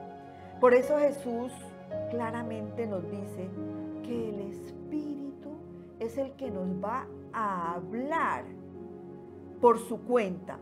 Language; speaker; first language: Spanish; native; Spanish